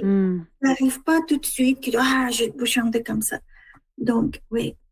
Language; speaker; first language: French; non-native, learner; Persian